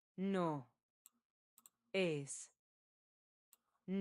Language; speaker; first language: Spanish; non-native, learner; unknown